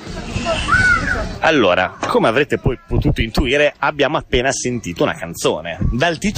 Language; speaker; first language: Italian; native; Italian